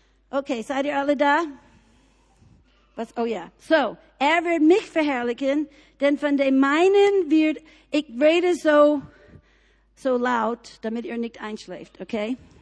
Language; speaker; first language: German; non-native, fluent; English